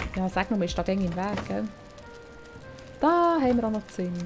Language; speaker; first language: German; native; German